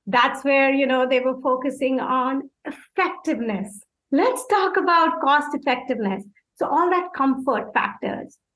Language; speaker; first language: English; non-native, local second language; Hindi